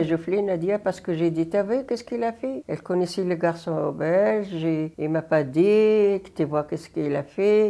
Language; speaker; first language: French; non-native, learner; Arabic